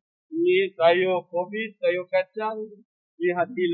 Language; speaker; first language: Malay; non-native, fluent; Bangla